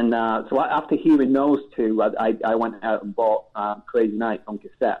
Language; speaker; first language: English; native; English